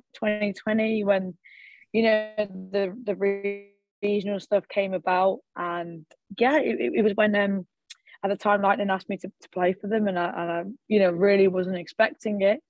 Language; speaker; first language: English; early bilingual, other home language; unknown